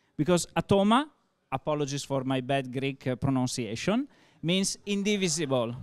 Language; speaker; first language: English; non-native, fluent; Italian